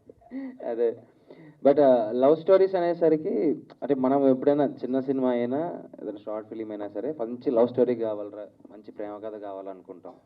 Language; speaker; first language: Telugu; native; Telugu